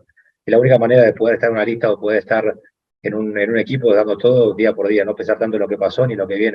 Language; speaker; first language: Spanish; native; Spanish